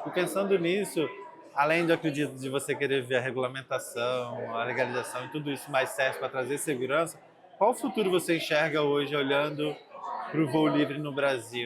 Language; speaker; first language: Portuguese; native; Portuguese